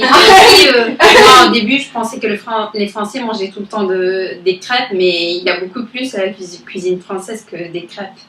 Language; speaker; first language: French; non-native, learner; Italian